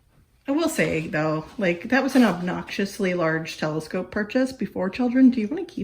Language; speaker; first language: English; native; English